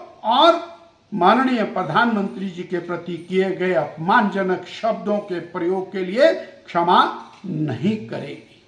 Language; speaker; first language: Hindi; native; Hindi